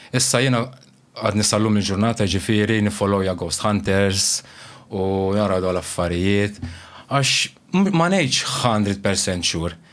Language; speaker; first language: Maltese; early bilingual, other home language; Romanian